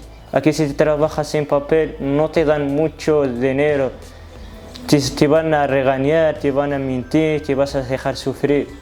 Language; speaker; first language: Spanish; non-native, learner; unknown